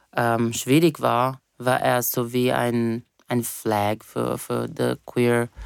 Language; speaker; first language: German; non-native, fluent; Portuguese